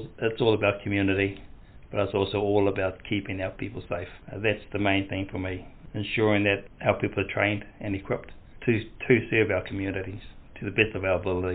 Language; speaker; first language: English; native; English